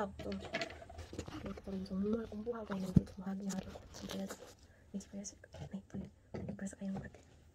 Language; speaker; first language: Korean; non-native, fluent; Portuguese